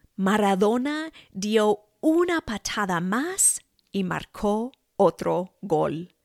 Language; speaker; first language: Spanish; non-native, fluent; English